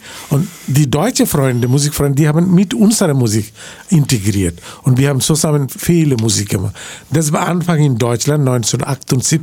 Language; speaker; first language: German; non-native, fluent; Bangla